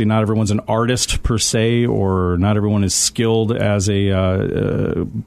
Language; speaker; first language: English; native; English